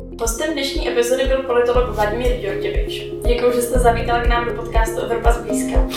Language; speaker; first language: Czech; native; Czech